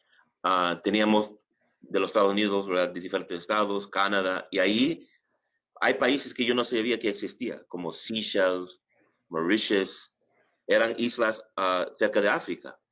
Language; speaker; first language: Spanish; early bilingual, heritage; English